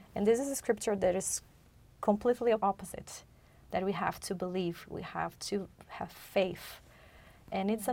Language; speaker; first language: English; non-native, fluent; Chinese